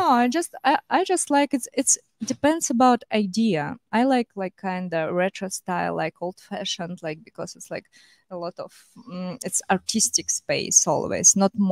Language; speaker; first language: English; non-native, fluent; Russian